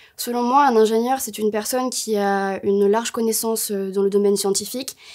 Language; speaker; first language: French; native; French